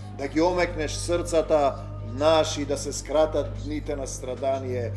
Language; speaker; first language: Macedonian; native; Macedonian